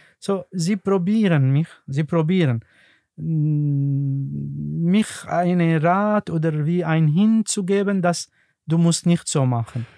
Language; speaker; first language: German; non-native, learner; Arabic